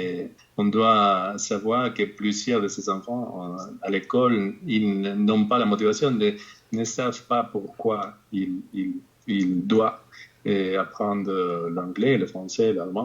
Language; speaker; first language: French; non-native, fluent; Spanish